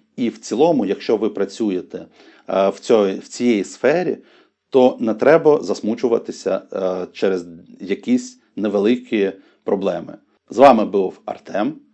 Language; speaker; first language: Ukrainian; non-native, local second language; Russian